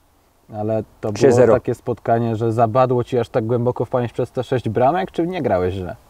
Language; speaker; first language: Polish; native; Polish